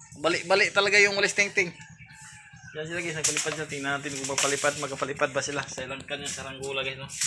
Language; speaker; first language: Filipino; non-native, local second language; Cebuano